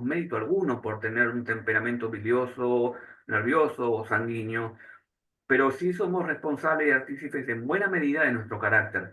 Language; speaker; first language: Spanish; native; Spanish